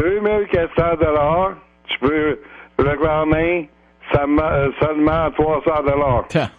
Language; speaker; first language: French; native; French